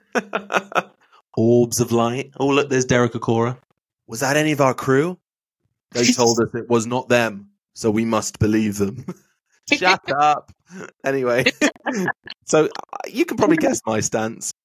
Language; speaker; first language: English; native; English